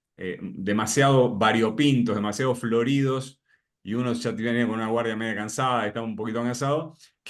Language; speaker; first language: Spanish; native; Spanish